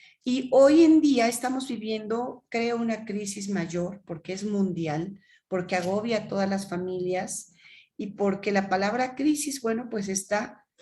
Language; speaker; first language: Spanish; native; Spanish